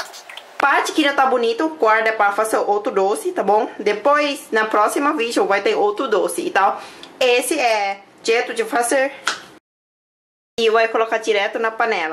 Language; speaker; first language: Portuguese; non-native, learner; Thai